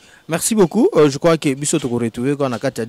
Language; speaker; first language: French; non-native, local second language; Lingala